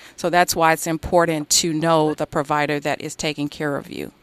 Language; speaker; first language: English; native; English